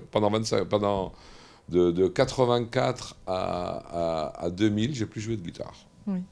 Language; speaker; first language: French; native; French